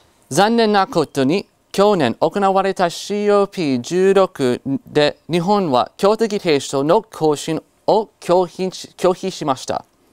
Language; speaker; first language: Japanese; non-native, fluent; English